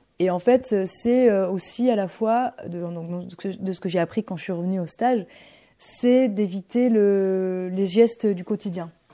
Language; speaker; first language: French; early bilingual, other home language; Bulgarian